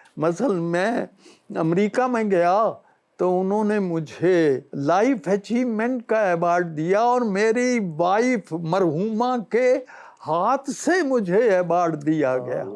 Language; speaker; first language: Urdu; non-native, local second language; Punjabi